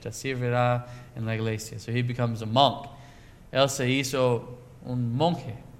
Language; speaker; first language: Spanish; non-native, learner; English